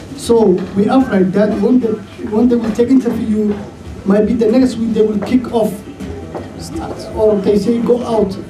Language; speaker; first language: English; non-native, learner; Somali